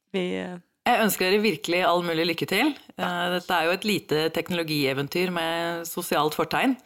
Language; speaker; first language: Norwegian; native; Norwegian